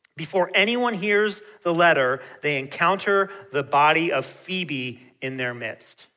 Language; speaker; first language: English; native; English